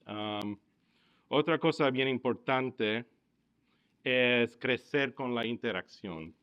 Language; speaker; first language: Spanish; early bilingual, heritage; Spanish